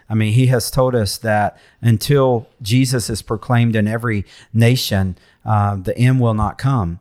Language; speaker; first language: English; native; English